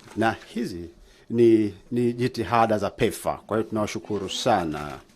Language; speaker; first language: Swahili; native; Swahili